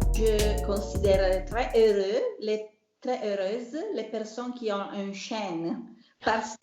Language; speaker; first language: French; non-native, learner; Italian